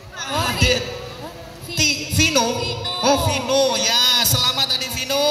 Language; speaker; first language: Indonesian; non-native, local second language; Javanese